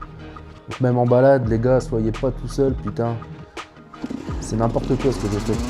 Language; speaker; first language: French; native; French